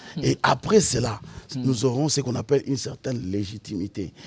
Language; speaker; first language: French; non-native, local second language; Lingala